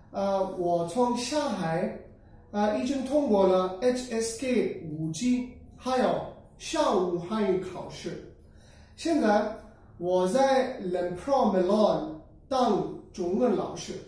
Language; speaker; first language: Chinese; non-native, learner; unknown